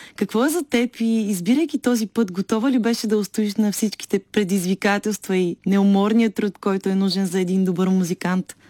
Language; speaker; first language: Bulgarian; native; Bulgarian